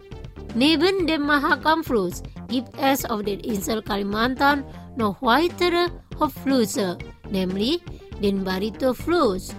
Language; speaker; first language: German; non-native, fluent; Indonesian